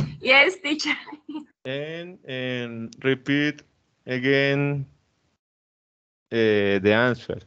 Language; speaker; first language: English; non-native, fluent; Spanish